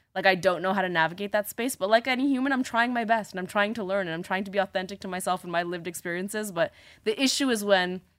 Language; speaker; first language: English; native; English